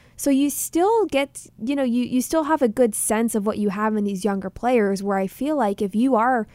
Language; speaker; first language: English; native; English